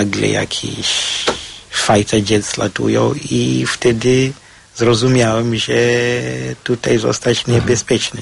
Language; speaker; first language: Polish; non-native, learner; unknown